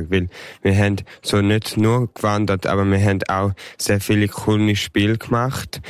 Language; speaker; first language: German; early bilingual, heritage; English